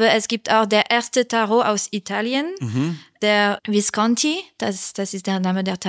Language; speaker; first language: German; non-native, learner; French